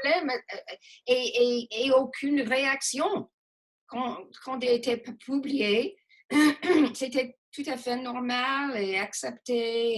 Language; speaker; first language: French; non-native, local second language; English